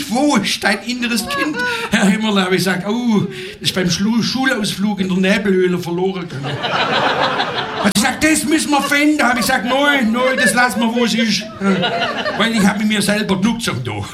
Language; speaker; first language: German; native; German